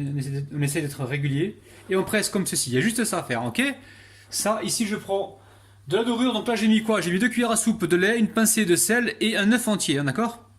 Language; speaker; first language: French; native; French